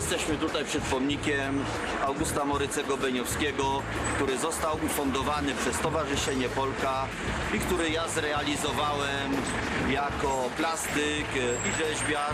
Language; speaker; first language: Polish; native; Polish